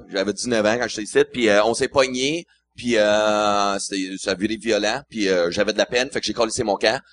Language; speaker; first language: French; non-native, local second language; English